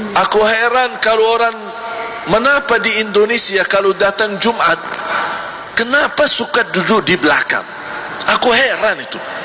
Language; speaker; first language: Malay; non-native, fluent; Arabic